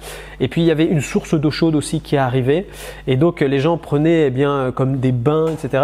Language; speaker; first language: French; native; French